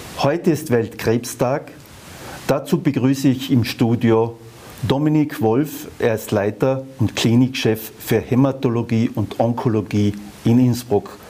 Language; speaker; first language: German; native; German